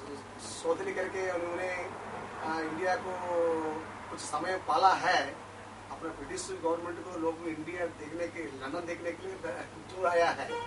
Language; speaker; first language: Hindi; non-native, local second language; Telugu